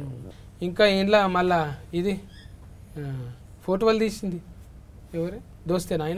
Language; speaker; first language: Telugu; native; Telugu